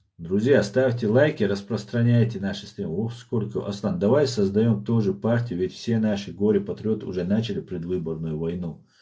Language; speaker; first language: Russian; non-native, local second language; Chechen